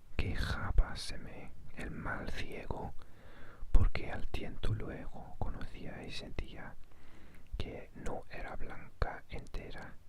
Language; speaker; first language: Spanish; non-native, fluent; English